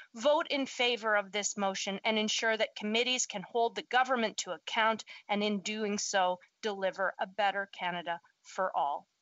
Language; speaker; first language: English; native; English